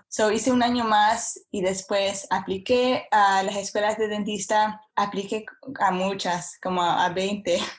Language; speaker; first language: Spanish; early bilingual, heritage; Spanish